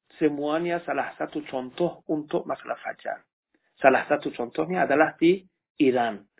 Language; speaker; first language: Indonesian; non-native, fluent; Persian